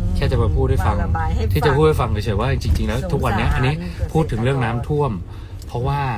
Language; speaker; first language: Thai; native; Thai